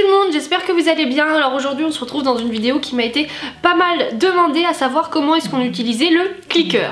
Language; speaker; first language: French; native; French